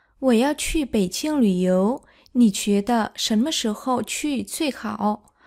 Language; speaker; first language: Chinese; non-native, fluent; Vietnamese